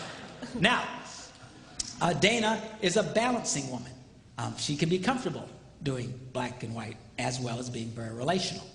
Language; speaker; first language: English; native; English